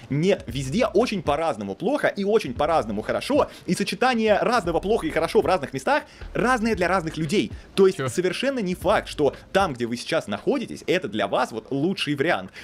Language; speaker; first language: Russian; native; Russian